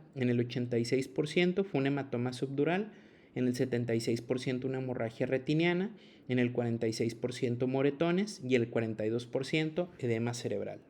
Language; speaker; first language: Spanish; native; Spanish